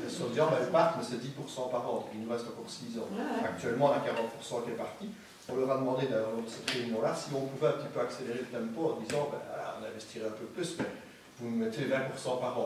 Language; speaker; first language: French; native; French